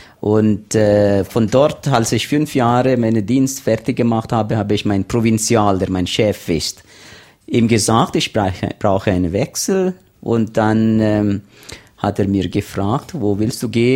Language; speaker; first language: German; non-native, learner; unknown